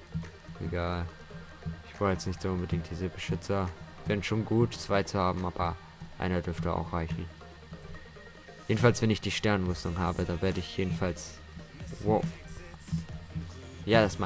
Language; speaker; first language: German; native; German